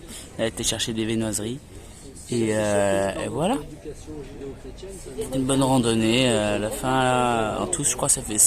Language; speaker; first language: French; native; French